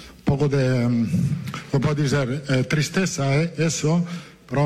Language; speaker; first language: Spanish; non-native, fluent; Italian